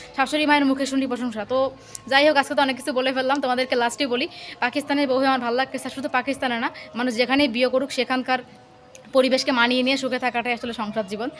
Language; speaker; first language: Bangla; native; Bangla